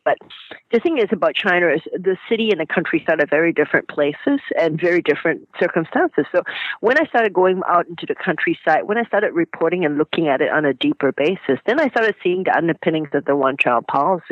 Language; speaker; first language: English; non-native, local second language; Cantonese